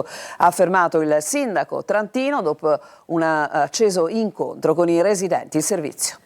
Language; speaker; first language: Italian; native; Italian